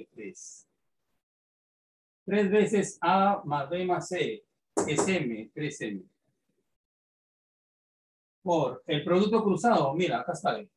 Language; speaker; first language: Spanish; native; Spanish